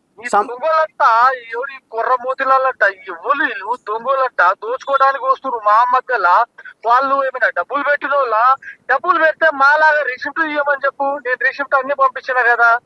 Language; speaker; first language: Telugu; non-native, local second language; Lambadi